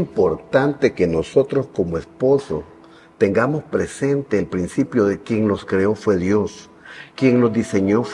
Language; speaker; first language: Spanish; native; Spanish